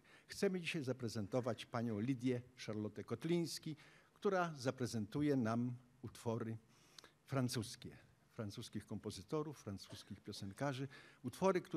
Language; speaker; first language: Polish; native; Polish